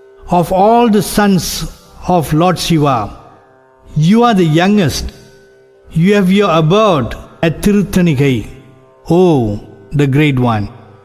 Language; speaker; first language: English; non-native, local second language; Tamil